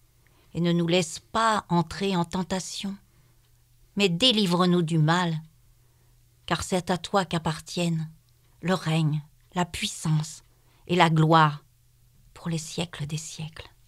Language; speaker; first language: French; native; French